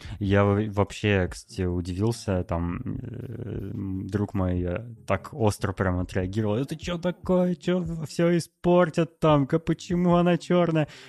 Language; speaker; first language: Russian; native; Russian